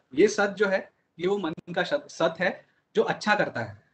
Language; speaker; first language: Hindi; non-native, local second language; Marathi